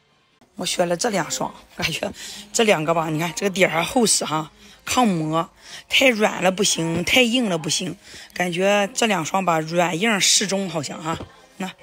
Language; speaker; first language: Chinese; native; Chinese